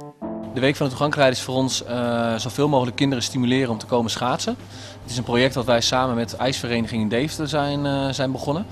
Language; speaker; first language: Dutch; native; Dutch